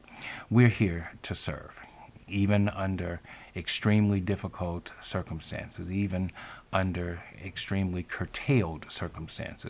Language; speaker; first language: English; native; English